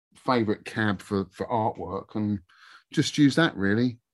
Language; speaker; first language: English; native; English